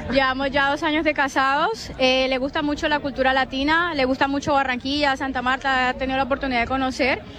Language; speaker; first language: Spanish; native; Spanish